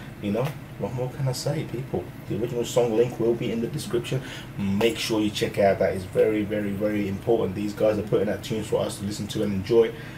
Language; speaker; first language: English; early bilingual, other home language; Hindi